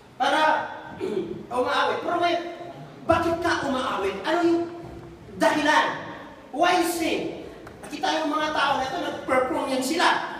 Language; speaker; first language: Filipino; non-native, local second language; Cebuano